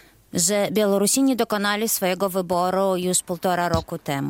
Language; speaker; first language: Polish; non-native, fluent; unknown